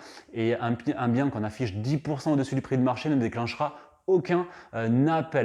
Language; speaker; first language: French; native; French